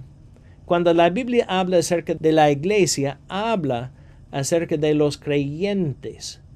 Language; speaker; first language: Spanish; non-native, fluent; English